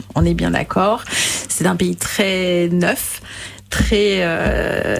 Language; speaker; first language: French; native; French